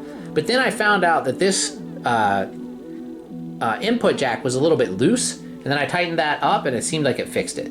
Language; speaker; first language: English; native; English